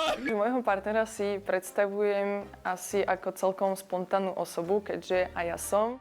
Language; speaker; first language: Slovak; early bilingual, other home language; Ukrainian